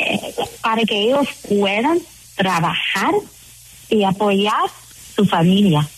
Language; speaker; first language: Spanish; non-native, fluent; English